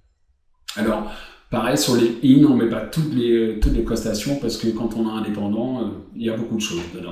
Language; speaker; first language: French; native; French